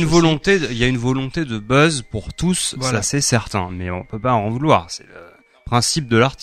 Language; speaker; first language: French; native; French